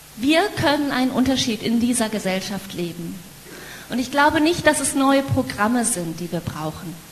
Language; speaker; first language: German; native; German